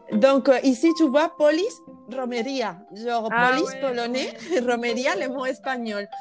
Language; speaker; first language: French; non-native, fluent; Spanish